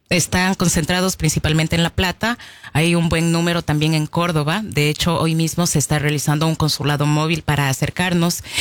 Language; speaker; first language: Spanish; native; Spanish